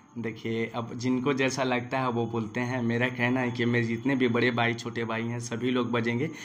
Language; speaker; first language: Hindi; native; Hindi